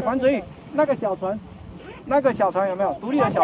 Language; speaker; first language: Chinese; native; Chinese